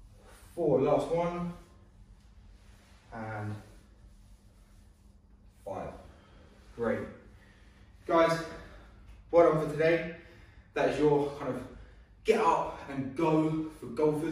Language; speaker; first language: English; native; English